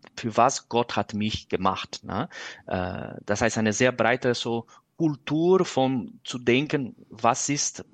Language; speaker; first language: German; non-native, fluent; Portuguese